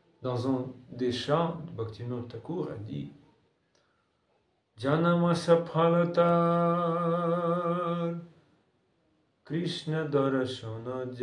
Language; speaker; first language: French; non-native, fluent; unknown